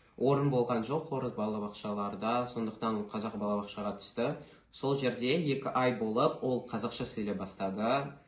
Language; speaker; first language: Kazakh; non-native, local second language; Russian